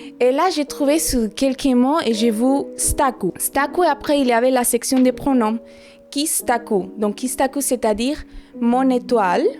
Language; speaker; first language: French; non-native, fluent; Spanish